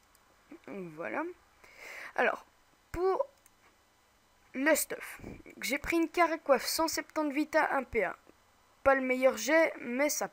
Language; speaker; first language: French; native; French